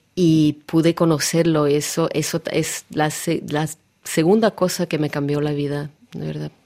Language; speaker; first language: Spanish; non-native, fluent; Russian